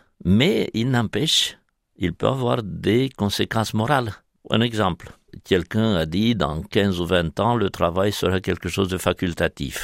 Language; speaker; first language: French; non-native, fluent; Romanian